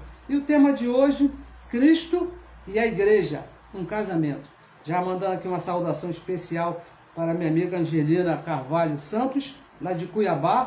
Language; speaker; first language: Portuguese; native; Portuguese